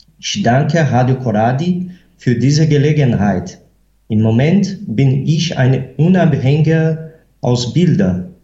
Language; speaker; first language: German; non-native, fluent; Portuguese